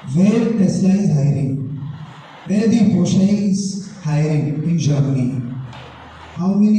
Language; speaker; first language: English; non-native, local second language; Telugu